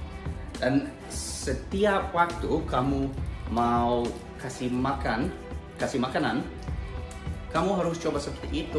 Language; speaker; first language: Indonesian; non-native, learner; English